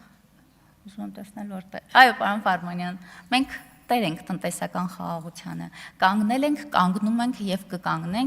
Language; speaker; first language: Armenian; native; Armenian